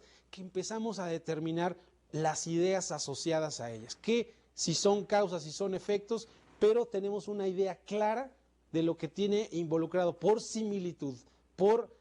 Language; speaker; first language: Spanish; native; Spanish